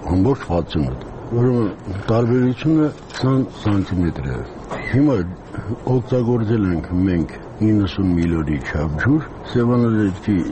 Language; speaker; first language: Armenian; native; Armenian